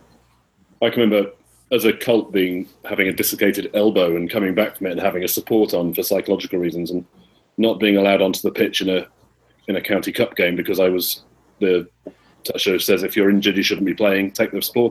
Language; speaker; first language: English; native; English